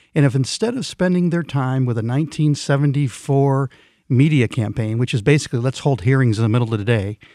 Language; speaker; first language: English; non-native, fluent; Swedish